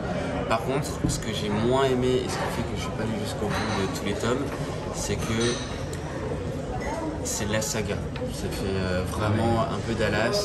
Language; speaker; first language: French; native; French